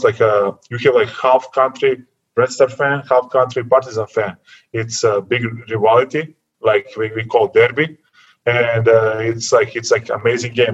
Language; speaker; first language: English; non-native, learner; Serbian